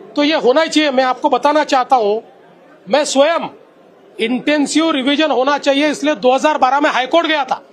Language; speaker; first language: Hindi; non-native, local second language; Marathi